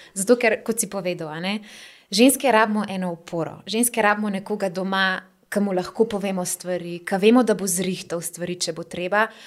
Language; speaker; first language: Slovenian; native; Slovenian